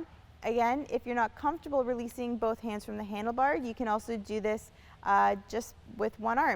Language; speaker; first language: English; native; English